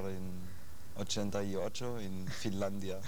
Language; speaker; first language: Spanish; non-native, learner; German